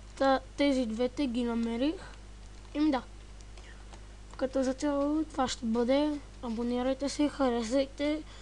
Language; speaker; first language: Bulgarian; native; Bulgarian